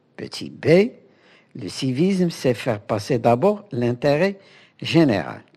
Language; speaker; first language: French; non-native, local second language; Arabic